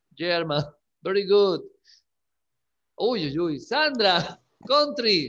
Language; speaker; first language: English; non-native, learner; Spanish